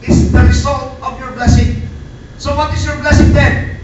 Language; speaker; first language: English; non-native, local second language; Filipino